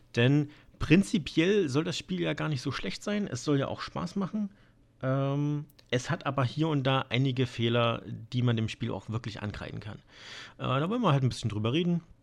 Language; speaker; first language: German; native; German